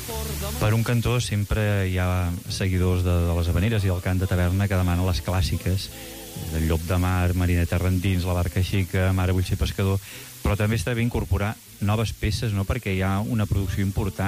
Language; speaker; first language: Catalan; native; Catalan